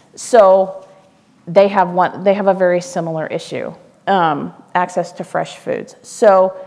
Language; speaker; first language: English; native; English